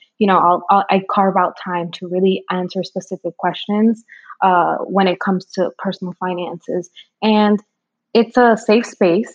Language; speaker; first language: English; early bilingual, other home language; Spanish